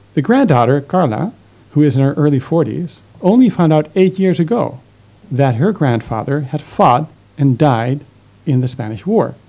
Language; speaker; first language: English; non-native, fluent; Dutch